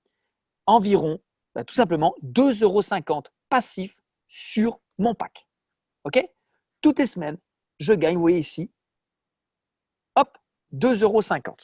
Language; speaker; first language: French; native; French